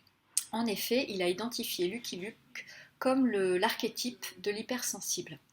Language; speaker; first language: French; native; French